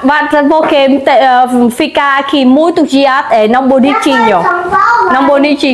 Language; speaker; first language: Portuguese; non-native, learner; Vietnamese